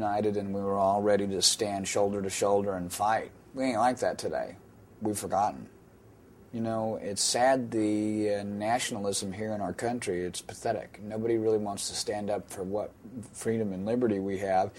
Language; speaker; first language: English; native; English